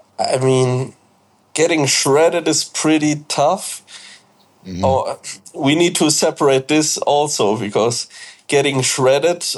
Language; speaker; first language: English; non-native, fluent; German